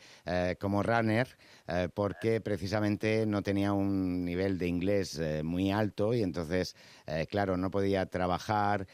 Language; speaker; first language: Spanish; native; Spanish